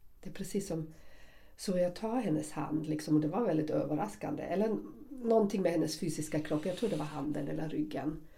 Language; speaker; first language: Swedish; non-native, fluent; German